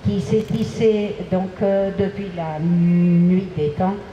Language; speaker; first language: French; non-native, fluent; Armenian